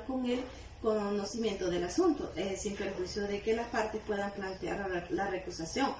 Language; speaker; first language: Spanish; native; Spanish